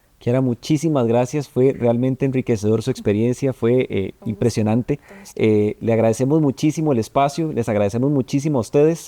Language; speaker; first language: Spanish; native; Spanish